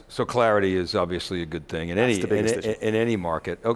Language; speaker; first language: English; native; English